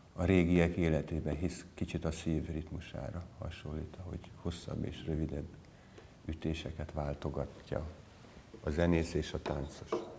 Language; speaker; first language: Hungarian; native; Hungarian